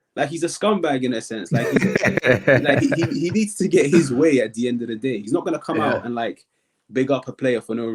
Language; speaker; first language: English; native; English